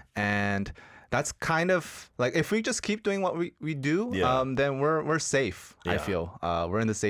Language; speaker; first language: English; early bilingual, other home language; Korean